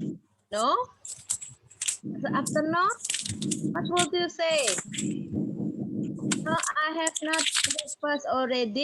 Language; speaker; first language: English; non-native, fluent; Indonesian